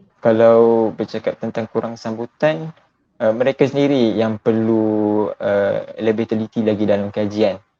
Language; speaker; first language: Malay; native; Malay